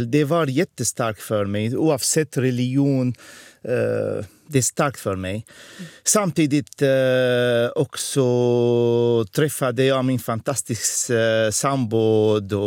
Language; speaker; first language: Swedish; non-native, fluent; Arabic